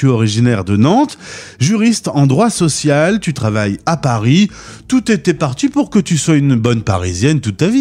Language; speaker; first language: French; native; French